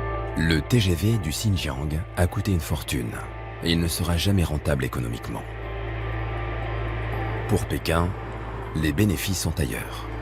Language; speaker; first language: French; native; French